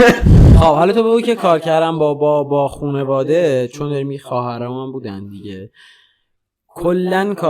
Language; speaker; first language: Persian; native; Persian